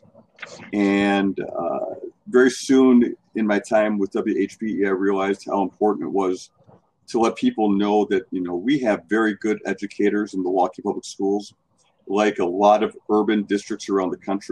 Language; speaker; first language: English; native; English